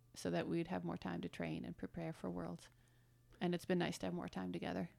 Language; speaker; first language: English; early bilingual, other home language; German